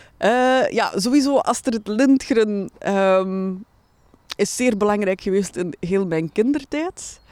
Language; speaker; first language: Dutch; native; Dutch